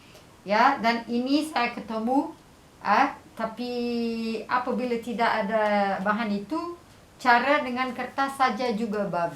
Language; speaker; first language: Indonesian; non-native, fluent; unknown